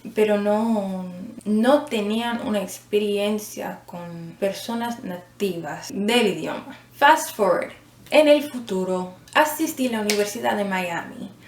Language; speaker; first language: Spanish; non-native, fluent; English